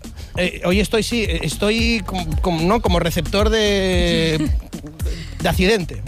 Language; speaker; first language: Spanish; native; Spanish